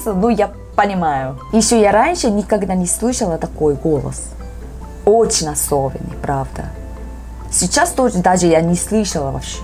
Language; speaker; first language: Russian; non-native, learner; Korean